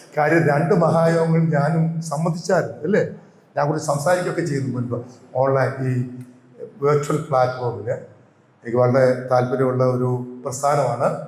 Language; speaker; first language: Malayalam; native; Malayalam